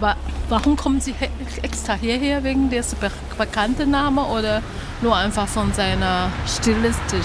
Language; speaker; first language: German; non-native, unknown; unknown